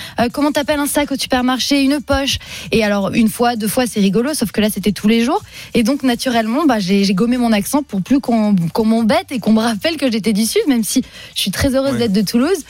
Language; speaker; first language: French; native; French